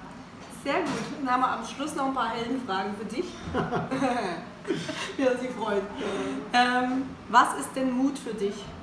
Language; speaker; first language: German; native; German